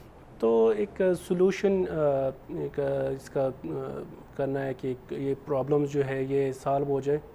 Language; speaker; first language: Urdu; non-native, fluent; Pashto